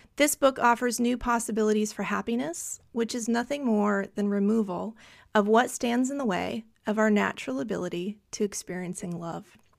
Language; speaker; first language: English; native; English